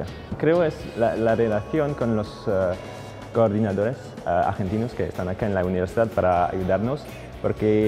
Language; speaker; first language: Spanish; non-native, fluent; French